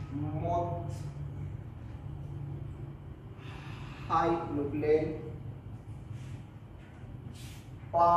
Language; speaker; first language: Vietnamese; non-native, learner; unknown